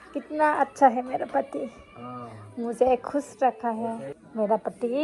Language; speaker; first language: Hindi; non-native, learner; Kok Borok